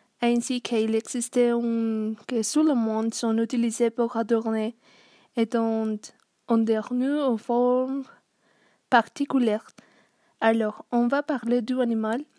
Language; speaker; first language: French; non-native, learner; Spanish